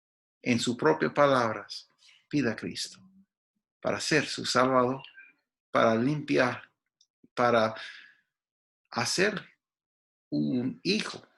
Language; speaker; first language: Spanish; non-native, fluent; English